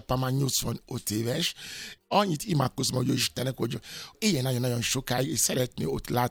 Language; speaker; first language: Hungarian; non-native, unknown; Yoruba